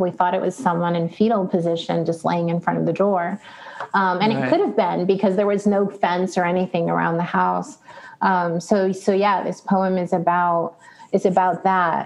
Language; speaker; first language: English; early bilingual, other home language; Spanish